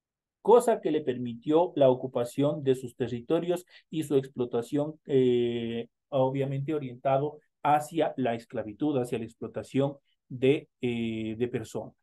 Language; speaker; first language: Spanish; native; Spanish